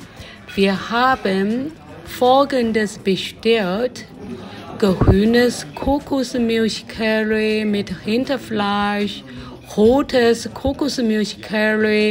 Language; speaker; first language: German; non-native, learner; Chinese